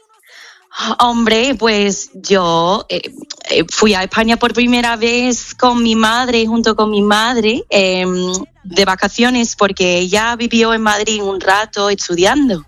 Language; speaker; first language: Spanish; non-native, fluent; English